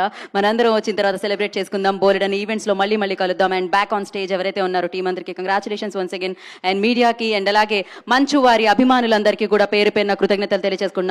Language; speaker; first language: Telugu; native; Telugu